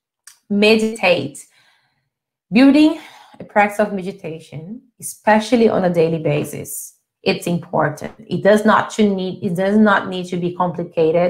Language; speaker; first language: English; non-native, fluent; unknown